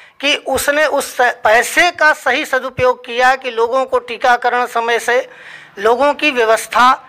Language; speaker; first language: Hindi; native; Hindi